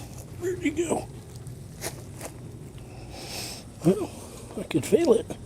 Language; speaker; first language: English; native; English